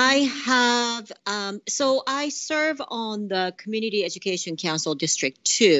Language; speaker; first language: English; non-native, fluent; Japanese